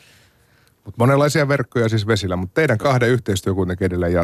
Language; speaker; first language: Finnish; native; Finnish